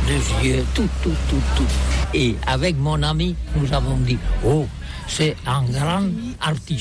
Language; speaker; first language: French; non-native, learner; Catalan